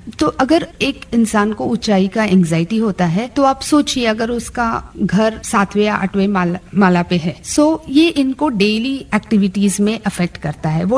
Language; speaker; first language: Hindi; non-native, local second language; Marathi